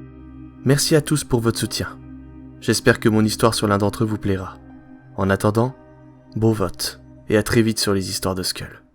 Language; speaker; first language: French; native; French